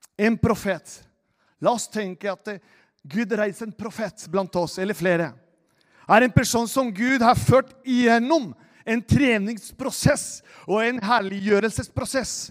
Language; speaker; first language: Norwegian; non-native, fluent; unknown